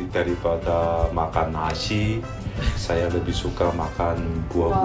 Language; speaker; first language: Indonesian; non-native, fluent; Korean